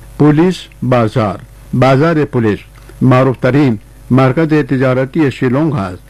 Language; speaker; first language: Persian; non-native, fluent; Urdu